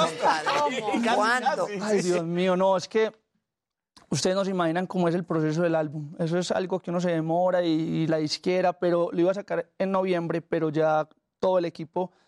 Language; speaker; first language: Spanish; native; Spanish